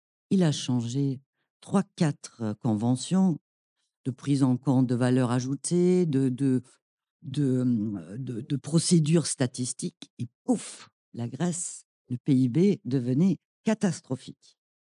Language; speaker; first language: French; non-native, fluent; German